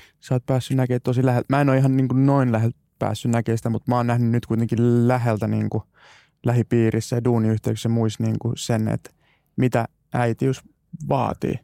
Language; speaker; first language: Finnish; native; Finnish